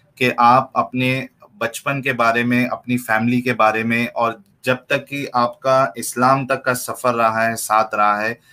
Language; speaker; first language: Hindi; native; Hindi